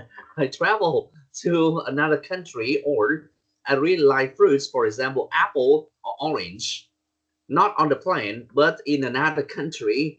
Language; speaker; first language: English; non-native, learner; Vietnamese